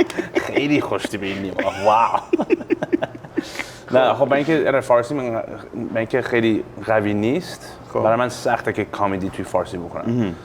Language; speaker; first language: Persian; early bilingual, heritage; English